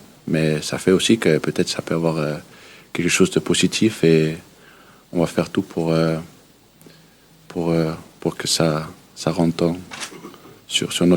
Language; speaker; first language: French; early bilingual, heritage; French